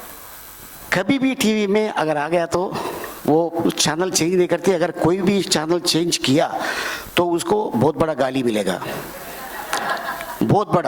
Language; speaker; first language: Hindi; non-native, fluent; Telugu